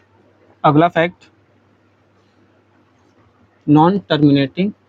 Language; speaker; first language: Hindi; native; Hindi